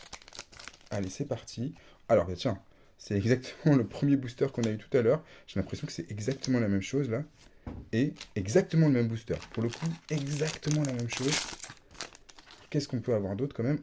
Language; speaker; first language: French; native; French